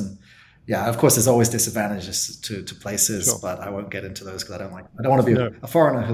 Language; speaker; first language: English; native; English